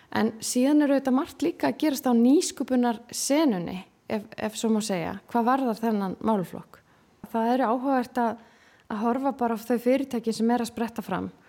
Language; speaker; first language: Icelandic; native; Icelandic